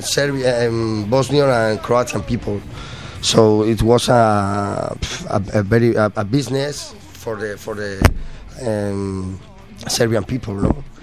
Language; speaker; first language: English; non-native, learner; Spanish